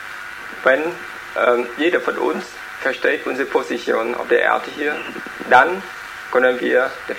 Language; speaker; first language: German; non-native, learner; Vietnamese